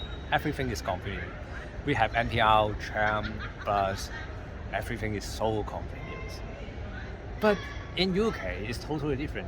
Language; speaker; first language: English; non-native, learner; Cantonese